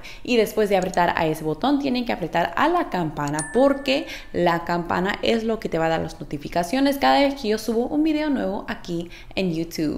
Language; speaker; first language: Spanish; early bilingual, heritage; Spanish